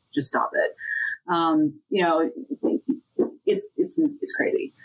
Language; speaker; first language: English; native; English